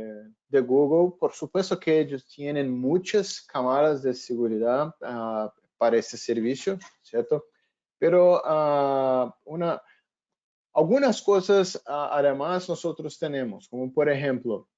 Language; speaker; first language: Spanish; non-native, fluent; Portuguese